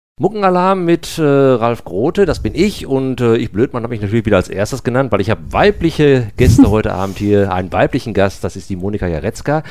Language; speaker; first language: German; native; German